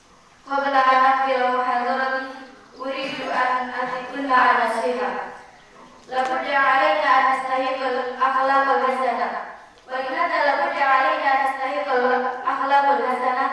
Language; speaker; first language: Arabic; non-native, learner; Indonesian